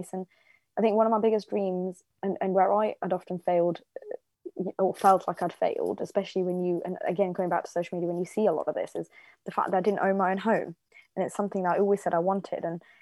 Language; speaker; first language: English; native; English